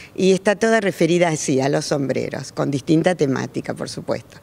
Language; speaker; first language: Spanish; native; Spanish